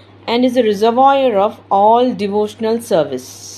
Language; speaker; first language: English; non-native, local second language; Telugu